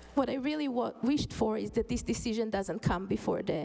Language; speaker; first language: English; non-native, fluent; Hebrew